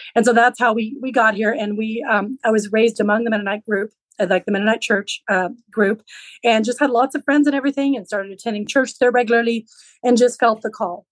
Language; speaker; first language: English; early bilingual, other home language; Low German